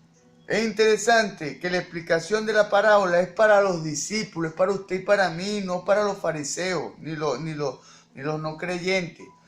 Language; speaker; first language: Spanish; native; Spanish